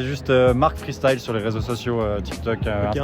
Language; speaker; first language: French; native; French